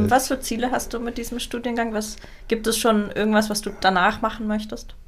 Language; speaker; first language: German; native; German